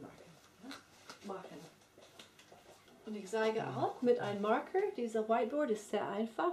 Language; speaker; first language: German; non-native, fluent; English